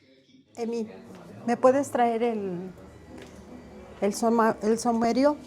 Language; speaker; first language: Spanish; native; Spanish